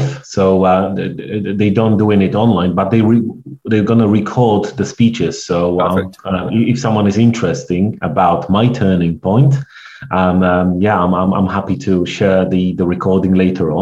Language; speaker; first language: English; non-native, fluent; Polish